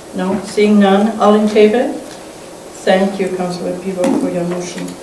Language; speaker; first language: English; non-native, fluent; French